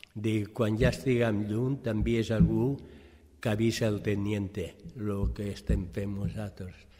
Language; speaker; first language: Catalan; early bilingual, other home language; French